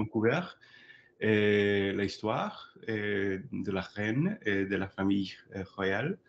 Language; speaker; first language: French; non-native, learner; English